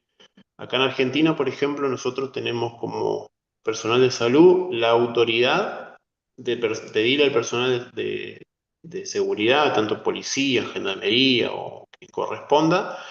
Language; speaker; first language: Spanish; native; Spanish